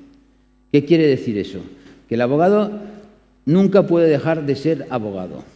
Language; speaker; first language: Spanish; native; Spanish